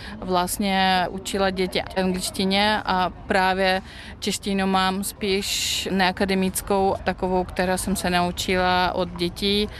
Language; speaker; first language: Czech; non-native, fluent; Russian